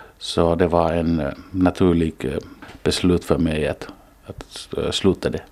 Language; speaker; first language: Swedish; non-native, local second language; Finnish